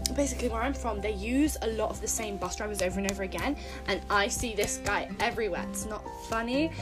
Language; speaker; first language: English; native; English